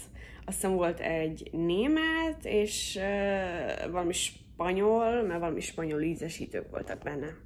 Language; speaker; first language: Hungarian; non-native, fluent; English